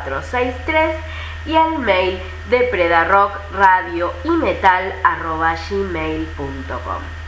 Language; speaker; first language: Spanish; native; Spanish